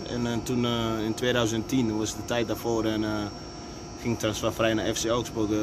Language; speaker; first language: Dutch; non-native, fluent; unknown